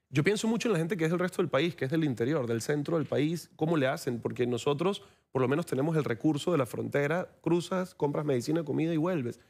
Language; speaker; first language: Spanish; native; Spanish